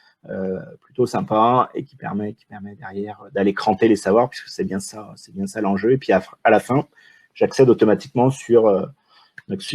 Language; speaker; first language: French; native; French